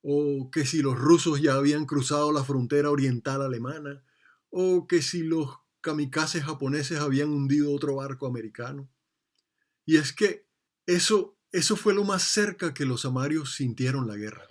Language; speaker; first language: Spanish; native; Spanish